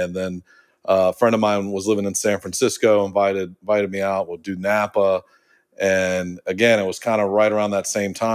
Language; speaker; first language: English; native; English